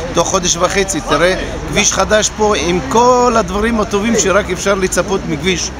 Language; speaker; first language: Hebrew; non-native, local second language; Arabic